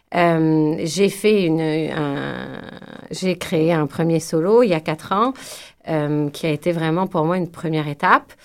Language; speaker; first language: French; native; French